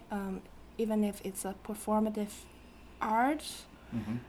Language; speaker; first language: English; non-native, fluent; Chinese